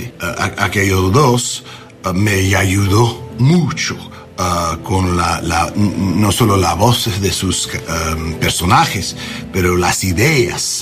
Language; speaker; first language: Spanish; non-native, learner; English